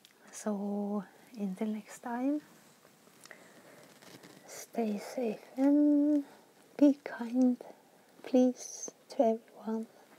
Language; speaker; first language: English; non-native, fluent; Norwegian